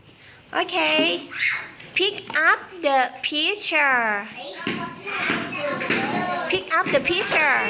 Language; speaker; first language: English; non-native, fluent; Thai